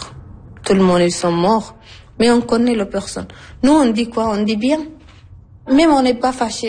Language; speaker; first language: French; non-native, learner; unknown